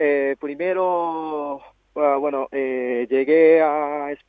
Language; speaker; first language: Spanish; non-native, learner; Japanese